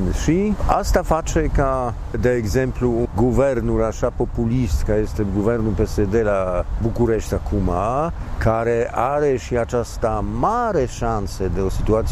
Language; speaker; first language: Romanian; non-native, fluent; Polish